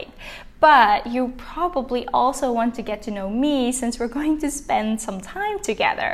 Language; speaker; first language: English; non-native, fluent; Dutch